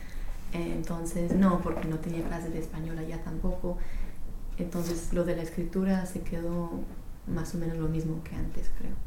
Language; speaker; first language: Spanish; non-native, fluent; English